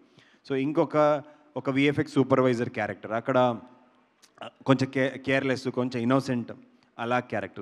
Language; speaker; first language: Telugu; non-native, local second language; Kannada